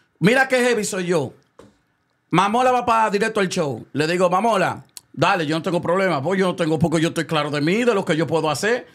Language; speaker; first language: Spanish; native; Spanish